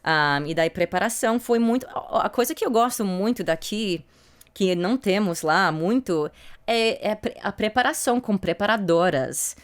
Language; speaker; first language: Portuguese; early bilingual, heritage; English